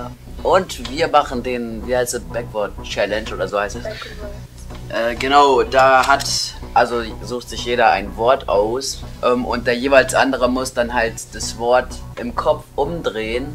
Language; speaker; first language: German; native; German